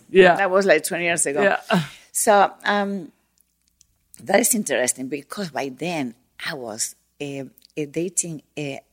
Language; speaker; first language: English; non-native, learner; Spanish